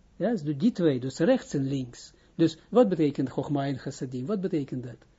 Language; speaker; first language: Dutch; non-native, fluent; Hebrew